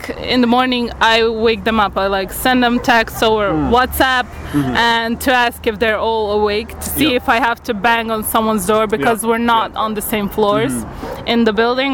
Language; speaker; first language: English; non-native, fluent; Croatian